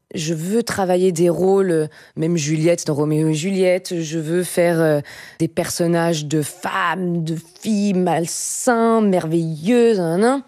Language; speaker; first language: French; native; French